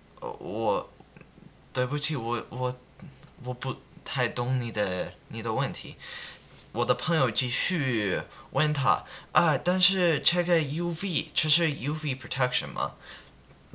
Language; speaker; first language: Chinese; non-native, learner; English